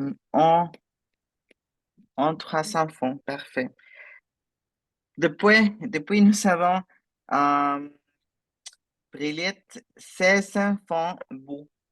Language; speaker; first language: French; non-native, fluent; Spanish